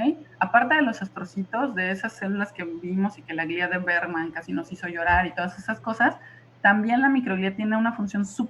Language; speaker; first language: Spanish; native; Spanish